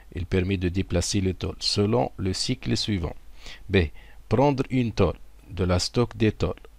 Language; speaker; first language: French; non-native, local second language; Arabic